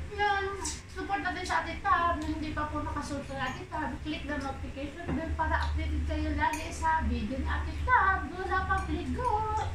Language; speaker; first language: Filipino; non-native, local second language; Cebuano